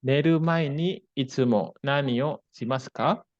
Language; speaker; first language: Japanese; non-native, fluent; Indonesian